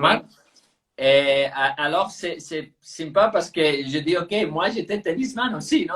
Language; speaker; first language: French; non-native, fluent; Spanish